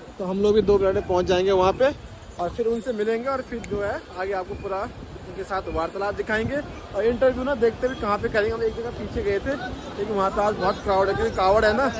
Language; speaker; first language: Hindi; native; Hindi